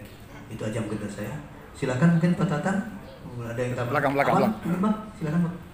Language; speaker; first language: Indonesian; native; Indonesian